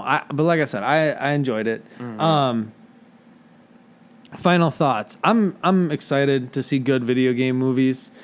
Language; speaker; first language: English; native; English